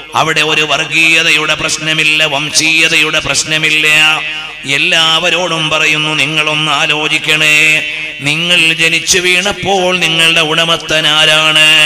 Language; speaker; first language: Malayalam; native; Malayalam